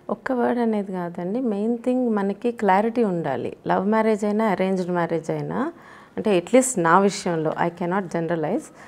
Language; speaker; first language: Telugu; native; Telugu